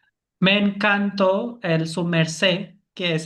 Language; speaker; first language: Spanish; non-native, fluent; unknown